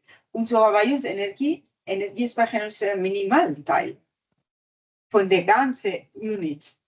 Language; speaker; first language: German; non-native, fluent; Italian